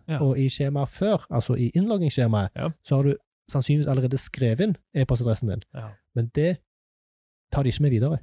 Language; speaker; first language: Norwegian; native; Norwegian